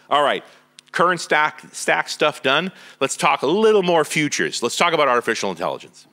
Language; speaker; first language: English; native; English